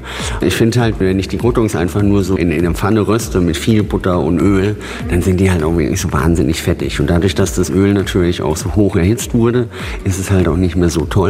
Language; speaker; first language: German; native; German